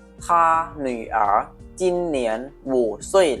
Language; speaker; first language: Chinese; non-native, fluent; Lao